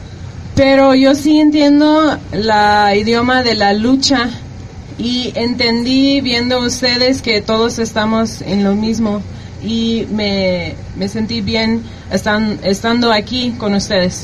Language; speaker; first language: Spanish; early bilingual, heritage; Spanish